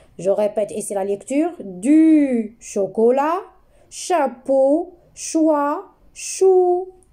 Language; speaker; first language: French; non-native, local second language; Arabic